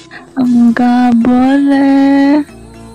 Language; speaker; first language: Indonesian; non-native, learner; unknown